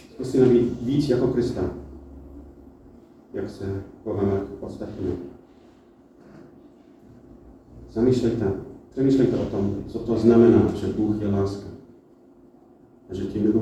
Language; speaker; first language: Czech; non-native, fluent; English